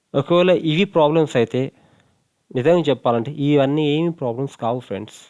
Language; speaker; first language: Telugu; non-native, local second language; Hindi